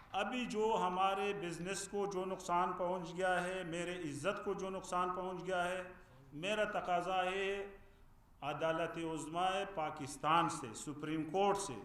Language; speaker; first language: Urdu; non-native, fluent; Pashto